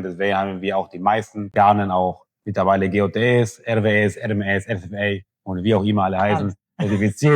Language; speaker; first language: German; non-native, fluent; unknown